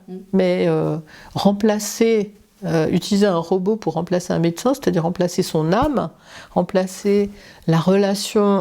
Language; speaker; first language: French; native; French